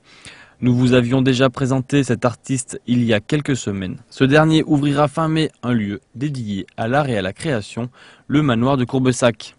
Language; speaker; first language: French; native; French